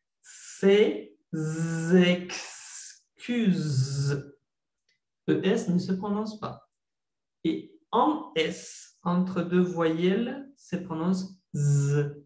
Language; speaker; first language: French; non-native, fluent; Spanish